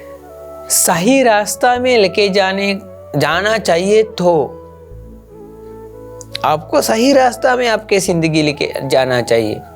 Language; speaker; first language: Hindi; non-native, local second language; Sinhala